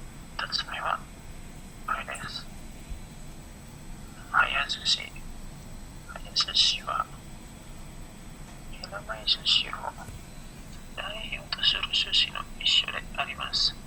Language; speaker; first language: Japanese; non-native, learner; Indonesian